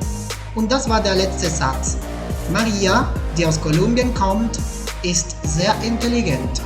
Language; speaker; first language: German; non-native, fluent; Spanish